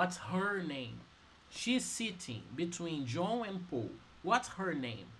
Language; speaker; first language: English; non-native, fluent; Portuguese